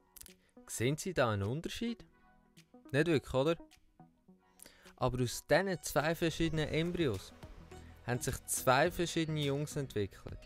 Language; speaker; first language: German; native; German